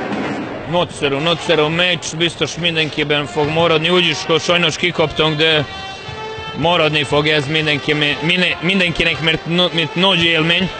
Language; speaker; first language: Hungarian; non-native, fluent; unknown